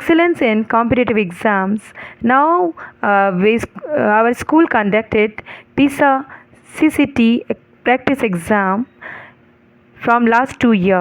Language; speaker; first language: English; non-native, local second language; Hindi